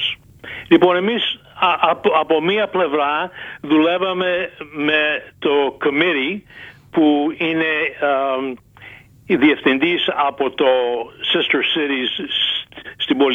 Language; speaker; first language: Greek; early bilingual, heritage; Greek